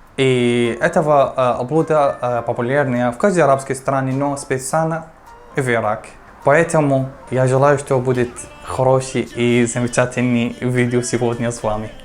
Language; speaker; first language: Russian; non-native, learner; Arabic